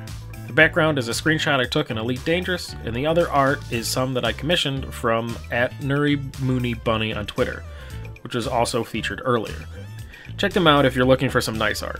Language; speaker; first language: English; native; English